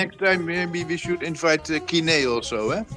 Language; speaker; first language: English; non-native, fluent; Dutch